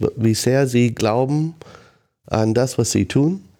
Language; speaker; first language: German; non-native, fluent; English